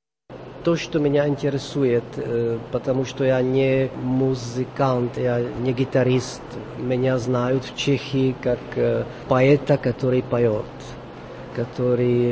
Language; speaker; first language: Russian; non-native, fluent; Czech